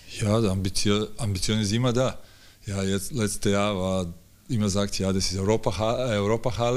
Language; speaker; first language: German; non-native, fluent; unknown